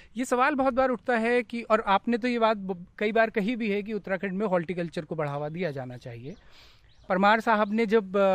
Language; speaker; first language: Hindi; native; Hindi